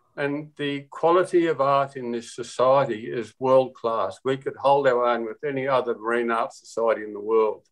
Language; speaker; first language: English; native; English